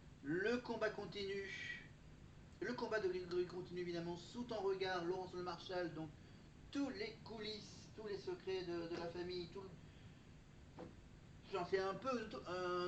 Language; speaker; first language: French; native; French